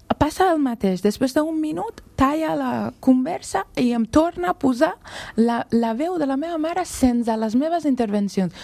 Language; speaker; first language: Catalan; non-native, fluent; Persian